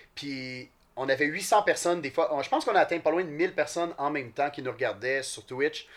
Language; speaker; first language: French; native; French